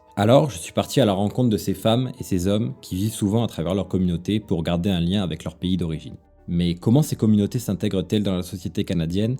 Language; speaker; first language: French; native; French